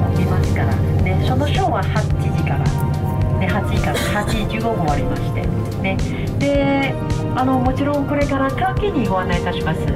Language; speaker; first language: Japanese; non-native, learner; Chinese